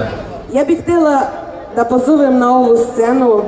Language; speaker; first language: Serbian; non-native, fluent; Russian